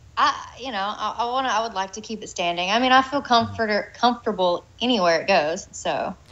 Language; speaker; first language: English; native; English